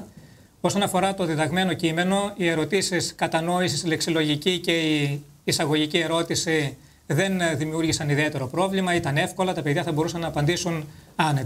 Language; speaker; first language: Greek; native; Greek